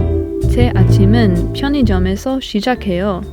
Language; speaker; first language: Korean; non-native, learner; English